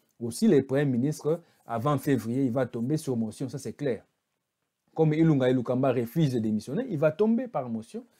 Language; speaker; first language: French; non-native, local second language; Lingala